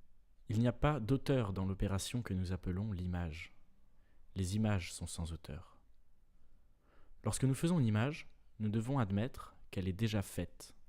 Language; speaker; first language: French; native; French